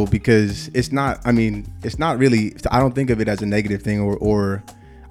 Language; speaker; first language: English; native; English